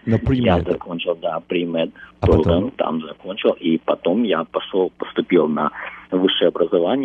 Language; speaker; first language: Russian; early bilingual, heritage; Russian